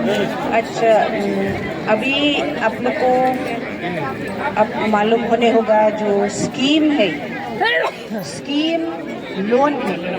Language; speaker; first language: Hindi; non-native, local second language; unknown